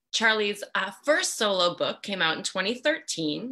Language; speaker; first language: English; native; English